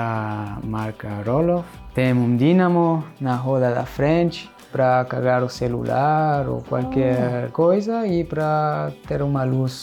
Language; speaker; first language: Portuguese; non-native, fluent; German